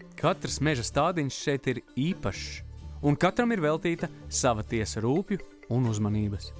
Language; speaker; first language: Latvian; native; Latvian